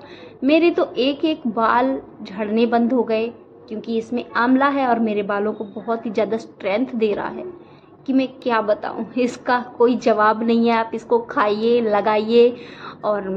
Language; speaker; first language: Hindi; native; Hindi